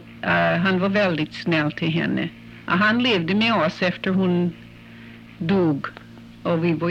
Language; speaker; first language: Swedish; early bilingual, heritage; English